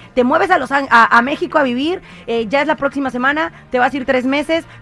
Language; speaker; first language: Spanish; native; Spanish